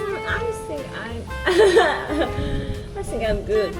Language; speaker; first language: English; non-native, learner; Chinese